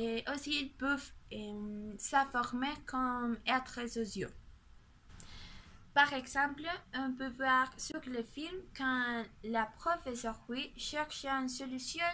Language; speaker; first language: French; non-native, learner; Spanish